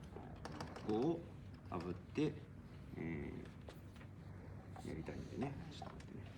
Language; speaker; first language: Japanese; native; Japanese